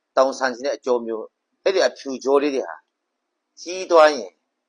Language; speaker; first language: Burmese; non-native, local second language; Kachin